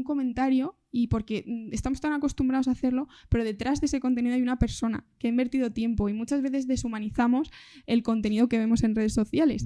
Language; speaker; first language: Spanish; native; Spanish